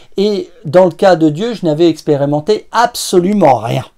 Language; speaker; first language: French; native; French